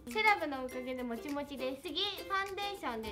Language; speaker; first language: Japanese; non-native, fluent; Korean